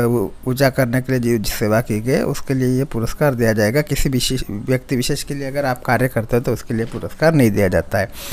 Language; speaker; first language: Hindi; non-native, local second language; Marathi